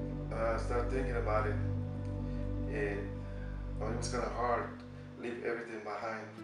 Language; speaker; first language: English; non-native, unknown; Spanish